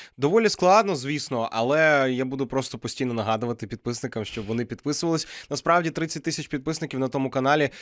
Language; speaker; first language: Ukrainian; non-native, local second language; Russian